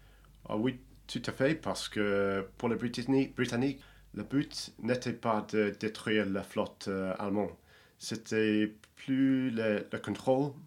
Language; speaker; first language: French; non-native, fluent; English